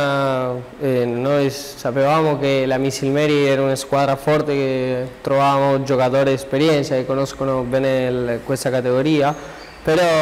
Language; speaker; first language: Italian; non-native, learner; Spanish